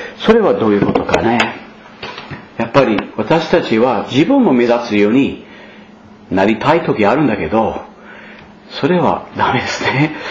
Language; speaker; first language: Japanese; non-native, fluent; English